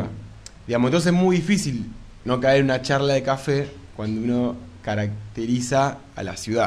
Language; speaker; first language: Spanish; native; Spanish